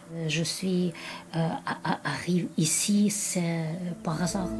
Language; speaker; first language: French; non-native, learner; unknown